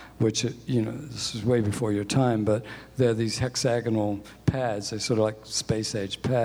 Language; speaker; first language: English; native; English